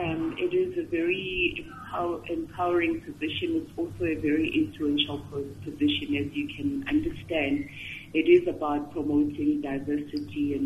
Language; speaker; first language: English; non-native, local second language; Xhosa